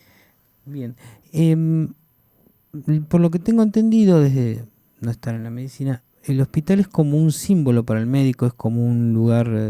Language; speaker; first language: Spanish; native; Spanish